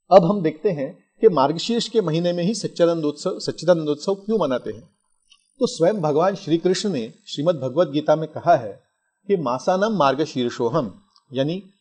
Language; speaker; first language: Hindi; non-native, local second language; Marathi